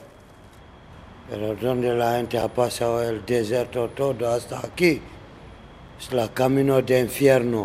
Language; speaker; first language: Spanish; non-native, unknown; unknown